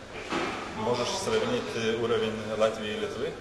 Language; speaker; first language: Russian; non-native, fluent; Lithuanian